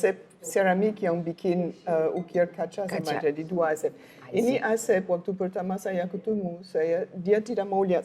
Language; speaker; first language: Indonesian; non-native, learner; French